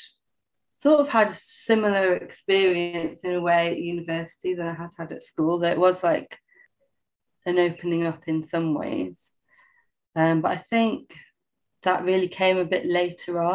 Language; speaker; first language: English; native; English